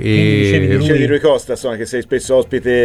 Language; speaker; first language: Italian; native; Italian